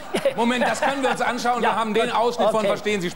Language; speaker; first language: German; native; German